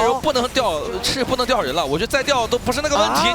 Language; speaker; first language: Chinese; native; Chinese